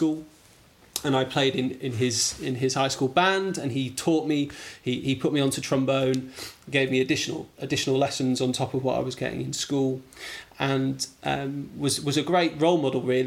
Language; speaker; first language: English; native; English